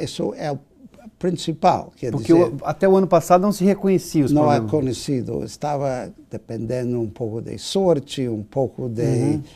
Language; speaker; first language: Portuguese; non-native, fluent; English